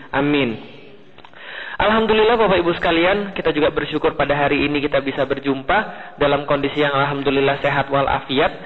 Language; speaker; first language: Indonesian; native; Indonesian